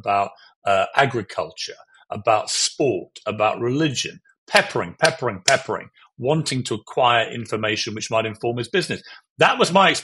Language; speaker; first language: English; native; English